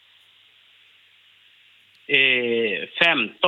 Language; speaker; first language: Swedish; non-native, learner; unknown